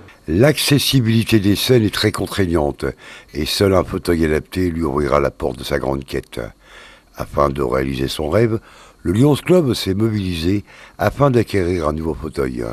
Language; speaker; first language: French; native; French